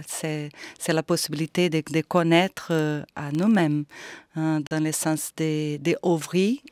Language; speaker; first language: French; non-native, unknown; Portuguese